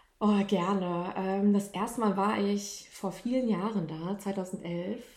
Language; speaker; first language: German; native; German